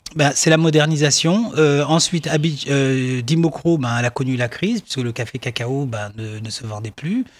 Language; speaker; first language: French; non-native, local second language; Baoulé